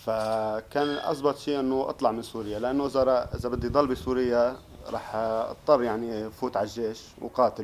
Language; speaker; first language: Arabic; native; Arabic